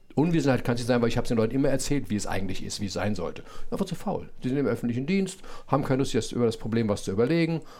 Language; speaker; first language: German; native; German